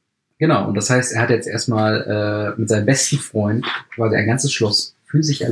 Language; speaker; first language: German; native; German